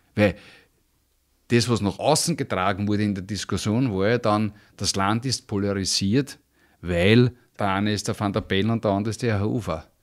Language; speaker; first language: German; native; German